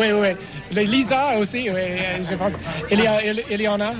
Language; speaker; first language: French; non-native, learner; English